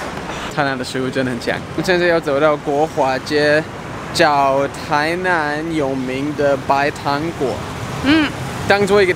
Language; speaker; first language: Chinese; non-native, fluent; English